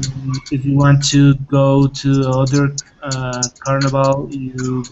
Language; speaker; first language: English; non-native, learner; Spanish